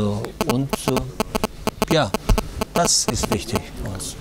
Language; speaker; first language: German; non-native, learner; Tajik